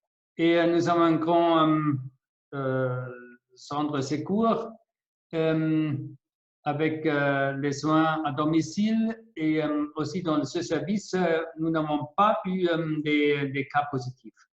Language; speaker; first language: French; non-native, fluent; German